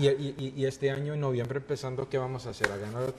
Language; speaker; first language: Spanish; native; Spanish